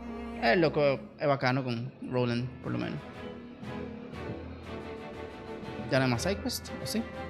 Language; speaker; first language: Spanish; native; Spanish